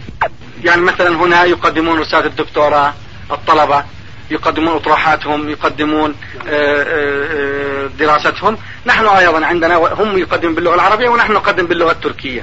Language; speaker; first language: Arabic; non-native, fluent; Turkish